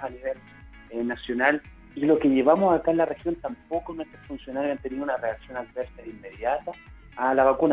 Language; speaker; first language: Spanish; native; Spanish